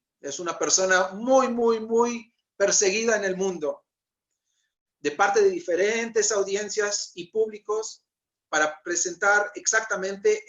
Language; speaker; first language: Spanish; non-native, fluent; Hebrew